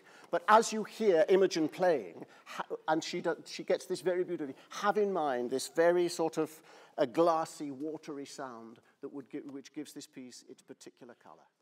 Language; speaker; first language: English; native; English